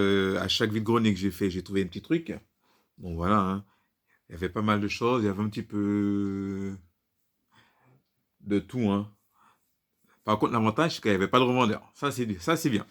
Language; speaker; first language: French; native; French